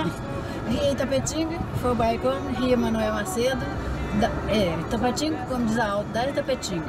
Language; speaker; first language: German; non-native, learner; Portuguese